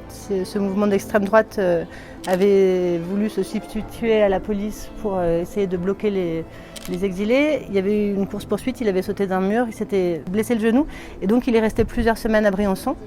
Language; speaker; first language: French; native; French